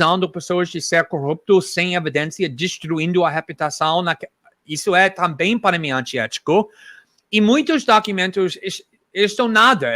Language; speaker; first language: Portuguese; non-native, fluent; English